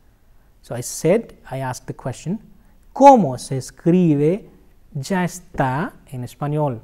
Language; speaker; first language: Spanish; non-native, fluent; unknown